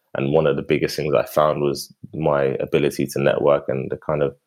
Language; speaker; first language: English; native; English